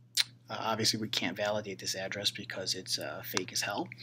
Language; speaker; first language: English; native; English